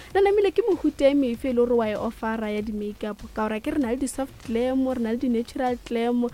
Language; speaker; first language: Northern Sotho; non-native, local second language; Tswana